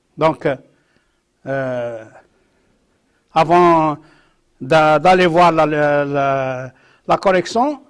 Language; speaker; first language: French; non-native, local second language; Arabic